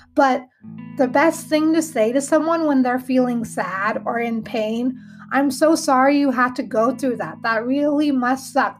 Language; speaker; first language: English; early bilingual, other home language; Hindi